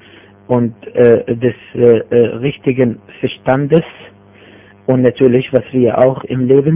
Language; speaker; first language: German; non-native, fluent; Arabic